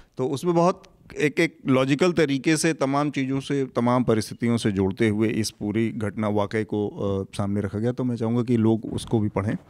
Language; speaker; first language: Hindi; native; Hindi